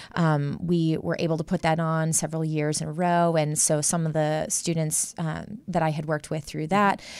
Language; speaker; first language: English; native; English